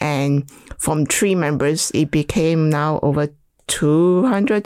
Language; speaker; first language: English; non-native, local second language; Chinese